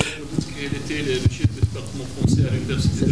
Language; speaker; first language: French; non-native, fluent; Arabic